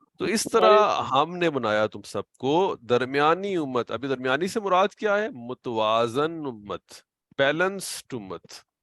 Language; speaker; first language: Urdu; native; Urdu